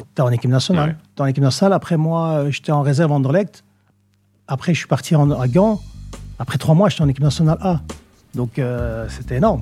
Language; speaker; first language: French; native; French